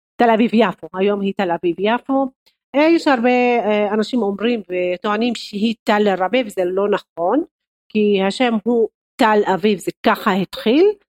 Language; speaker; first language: Hebrew; non-native, local second language; Arabic